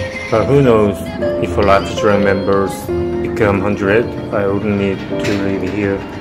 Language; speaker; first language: English; non-native, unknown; Korean